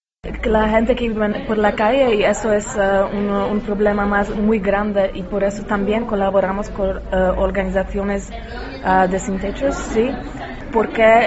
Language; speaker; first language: Spanish; non-native, learner; Polish